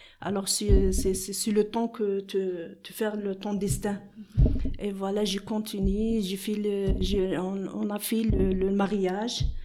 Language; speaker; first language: French; non-native, learner; Arabic